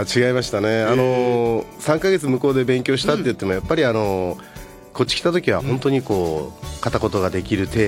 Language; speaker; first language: Japanese; native; Japanese